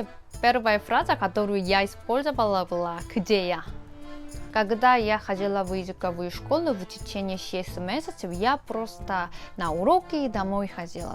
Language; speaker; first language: Russian; non-native, fluent; Korean